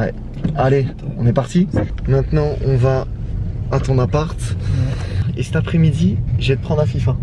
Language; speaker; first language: French; native; French